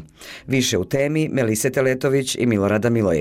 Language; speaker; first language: Serbian; native; Serbian